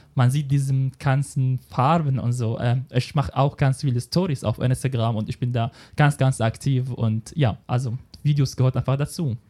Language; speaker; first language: German; non-native, fluent; Arabic